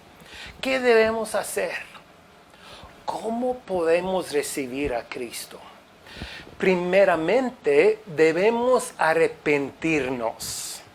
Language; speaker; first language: Spanish; non-native, fluent; English